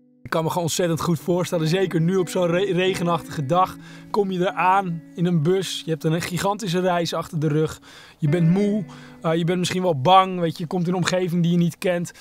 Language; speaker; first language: Dutch; native; Dutch